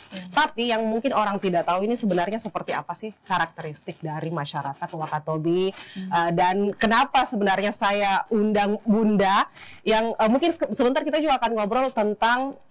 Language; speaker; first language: Indonesian; native; Indonesian